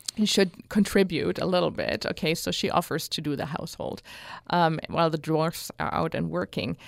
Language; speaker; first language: English; non-native, fluent; German